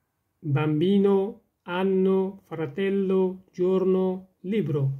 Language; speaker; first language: Italian; non-native, fluent; Persian